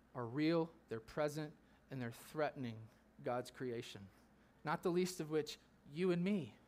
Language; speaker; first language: English; native; English